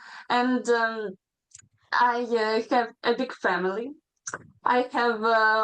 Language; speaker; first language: English; non-native, learner; Ukrainian